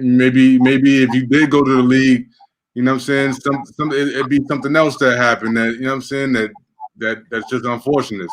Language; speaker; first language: English; native; English